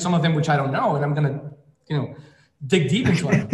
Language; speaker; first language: English; non-native, fluent; Spanish